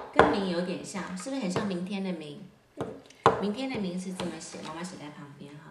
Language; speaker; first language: Chinese; native; Chinese